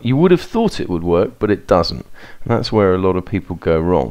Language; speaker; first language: English; native; English